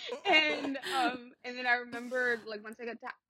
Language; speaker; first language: English; native; English